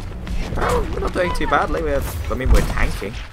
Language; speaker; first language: English; native; English